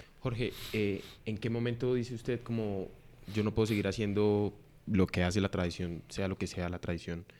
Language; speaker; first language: Spanish; native; Spanish